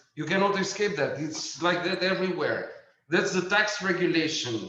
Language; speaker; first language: English; non-native, fluent; Albanian